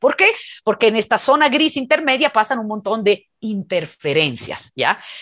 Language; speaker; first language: Spanish; non-native, fluent; Italian